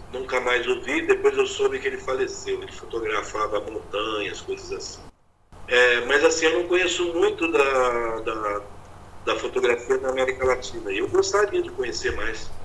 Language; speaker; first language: Portuguese; native; Portuguese